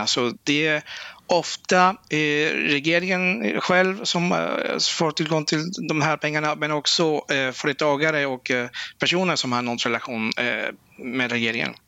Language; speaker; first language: Swedish; non-native, fluent; Spanish